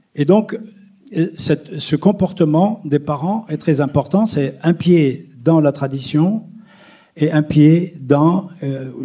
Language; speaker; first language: French; non-native, local second language; Arabic